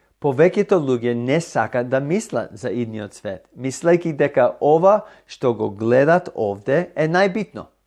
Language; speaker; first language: Macedonian; non-native, fluent; English